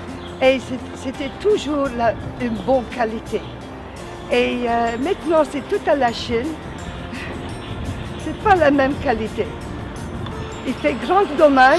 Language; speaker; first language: French; non-native, local second language; English